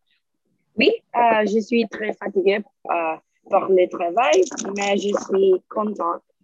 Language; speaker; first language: French; non-native, learner; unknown